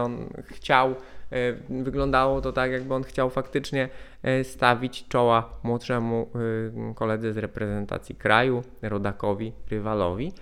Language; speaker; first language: Polish; native; Polish